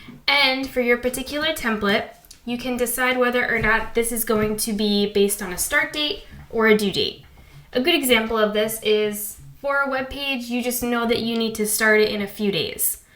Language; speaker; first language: English; native; English